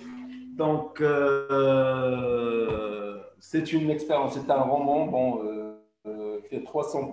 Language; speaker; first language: French; non-native, local second language; Arabic